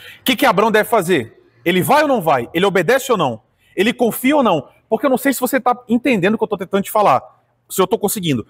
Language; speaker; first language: Portuguese; native; Portuguese